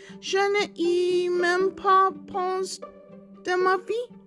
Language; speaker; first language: French; non-native, learner; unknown